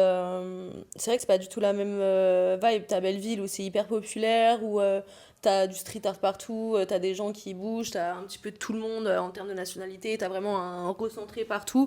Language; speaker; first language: French; native; French